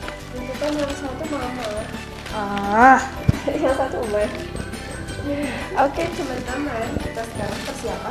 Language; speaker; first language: Indonesian; native; Indonesian